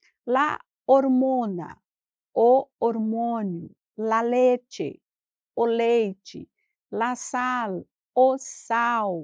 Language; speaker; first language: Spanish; non-native, fluent; Portuguese